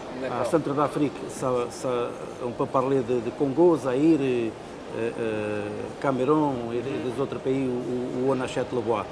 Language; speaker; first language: French; non-native, fluent; Portuguese